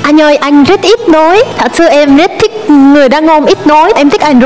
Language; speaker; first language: Vietnamese; non-native, fluent; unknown